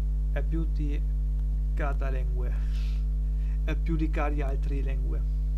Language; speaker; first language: Italian; non-native, learner; German